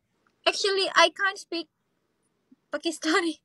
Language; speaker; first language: English; non-native, learner; Indonesian